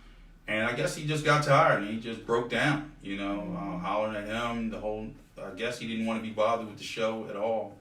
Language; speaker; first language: English; native; English